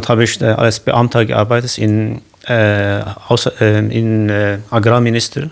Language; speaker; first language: German; non-native, learner; Kurdish